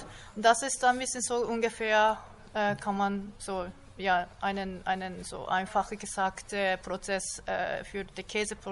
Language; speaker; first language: German; non-native, fluent; Japanese